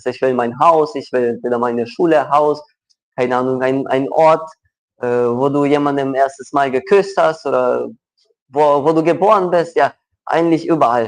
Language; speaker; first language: German; non-native, local second language; Ukrainian